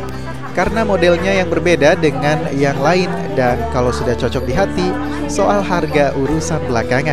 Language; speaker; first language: Indonesian; native; Indonesian